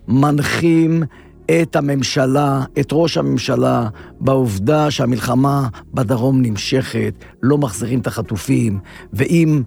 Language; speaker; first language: Hebrew; native; Hebrew